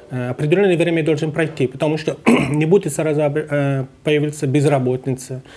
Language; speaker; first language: Russian; non-native, fluent; Persian